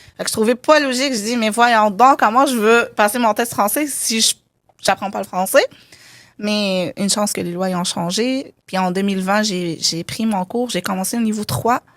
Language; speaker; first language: French; non-native, local second language; Arabic